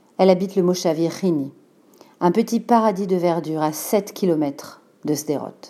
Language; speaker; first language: French; native; French